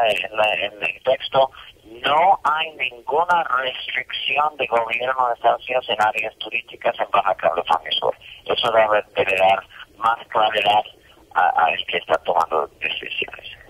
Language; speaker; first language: Spanish; non-native, fluent; English